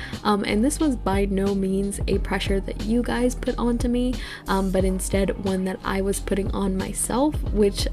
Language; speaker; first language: English; native; English